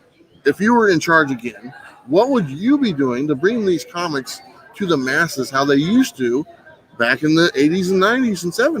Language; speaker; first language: English; native; English